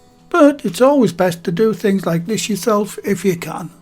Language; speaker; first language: English; native; English